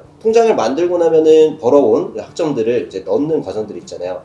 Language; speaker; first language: Korean; native; Korean